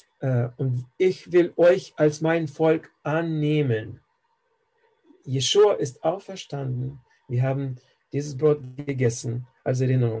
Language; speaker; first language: German; non-native, fluent; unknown